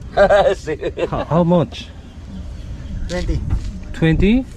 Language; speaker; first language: English; non-native, learner; Korean